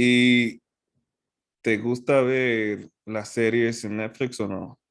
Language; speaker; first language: Spanish; non-native, fluent; English